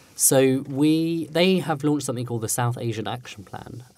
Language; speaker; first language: English; native; English